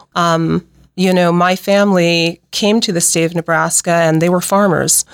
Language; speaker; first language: English; native; English